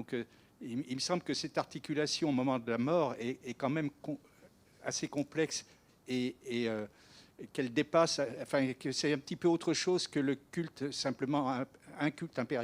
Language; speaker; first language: French; native; French